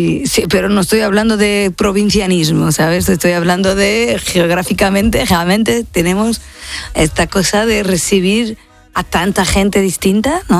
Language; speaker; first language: Spanish; non-native, fluent; Portuguese